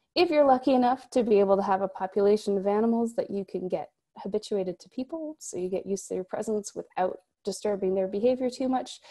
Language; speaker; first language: English; native; English